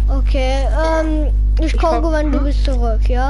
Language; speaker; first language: German; non-native, learner; English